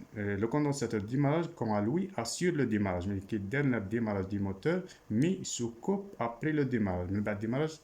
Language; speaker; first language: French; non-native, local second language; Arabic